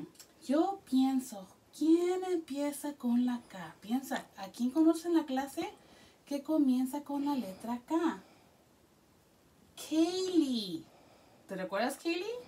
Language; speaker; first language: Spanish; early bilingual, heritage; Spanish